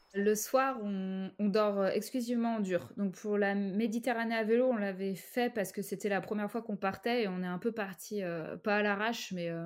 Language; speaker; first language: French; native; French